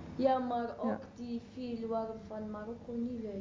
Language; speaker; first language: Dutch; non-native, learner; Arabic